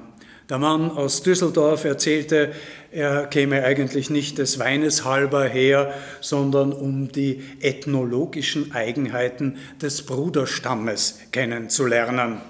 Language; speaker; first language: German; native; German